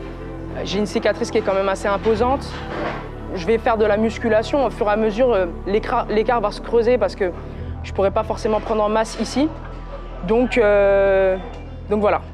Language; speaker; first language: French; native; French